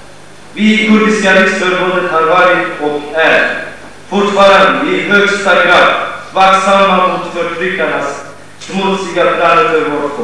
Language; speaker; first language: Swedish; non-native, fluent; Kurdish